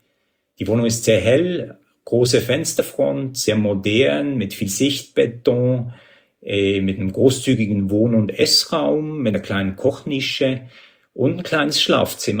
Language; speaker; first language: German; native; German